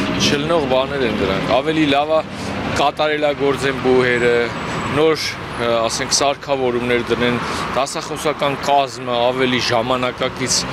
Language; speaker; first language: Armenian; native; Armenian